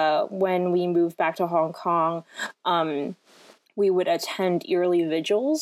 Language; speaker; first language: English; non-native, local second language; Cantonese